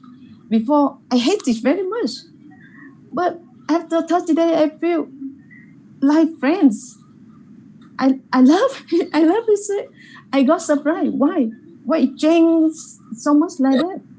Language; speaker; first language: English; non-native, learner; Vietnamese